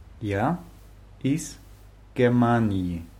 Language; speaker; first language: Russian; non-native, learner; German